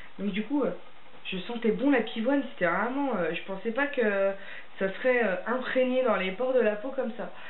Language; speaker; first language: French; native; French